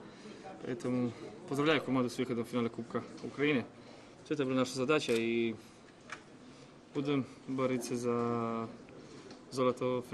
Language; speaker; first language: Russian; non-native, fluent; Croatian